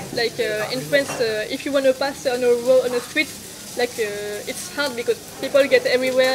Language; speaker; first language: English; non-native, learner; French